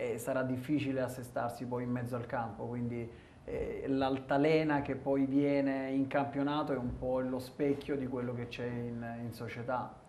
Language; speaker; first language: Italian; native; Italian